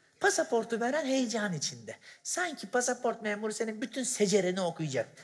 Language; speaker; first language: Turkish; native; Turkish